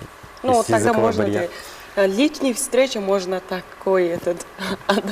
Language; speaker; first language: Russian; non-native, learner; Mongolian